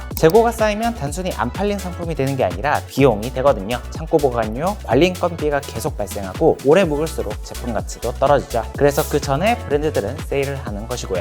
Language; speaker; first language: Korean; native; Korean